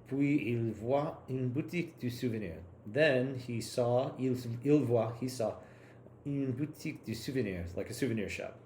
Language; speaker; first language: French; non-native, learner; English